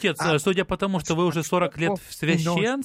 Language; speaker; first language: Russian; non-native, local second language; Ukrainian